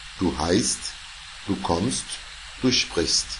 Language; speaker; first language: German; non-native, fluent; Turkish